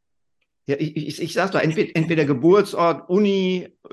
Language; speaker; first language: German; native; German